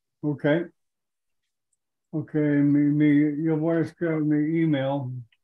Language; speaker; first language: Spanish; non-native, learner; English